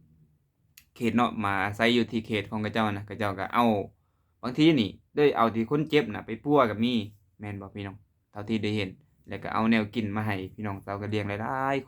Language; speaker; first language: Thai; non-native, local second language; Lao